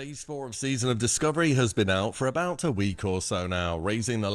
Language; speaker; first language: English; native; English